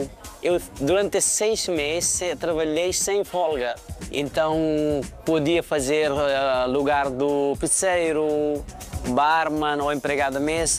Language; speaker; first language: Portuguese; non-native, fluent; Nepali